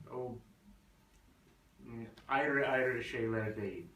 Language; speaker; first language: Turkish; non-native, learner; English